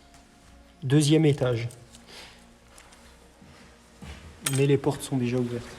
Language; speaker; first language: French; native; French